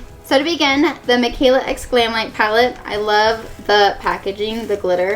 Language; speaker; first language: English; native; English